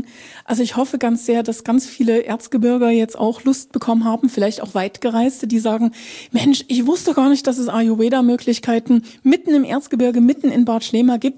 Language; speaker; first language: German; native; German